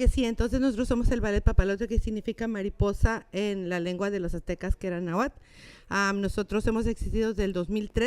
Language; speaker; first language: Spanish; native; Spanish